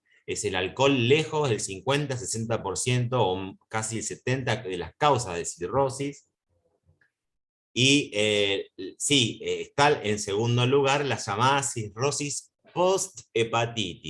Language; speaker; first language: Spanish; native; Spanish